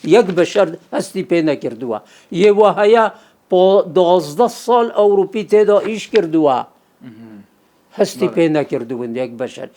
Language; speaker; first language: Central Kurdish; non-native, local second language; Kurdish